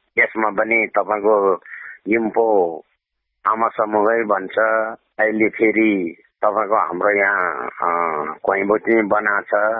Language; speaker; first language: Nepali; non-native, local second language; Gurung